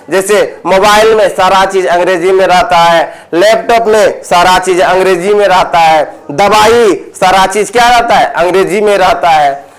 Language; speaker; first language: Hindi; native; Hindi